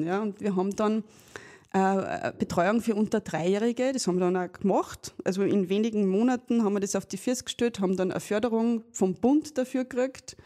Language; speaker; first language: German; native; German